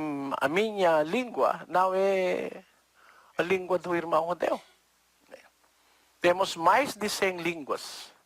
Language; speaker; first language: Portuguese; non-native, learner; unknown